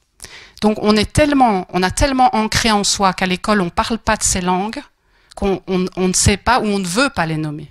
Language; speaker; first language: French; native; French